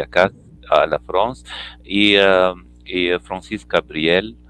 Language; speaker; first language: French; non-native, fluent; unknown